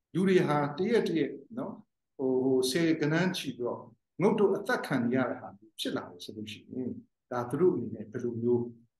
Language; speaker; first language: Burmese; non-native, local second language; Hakha Chin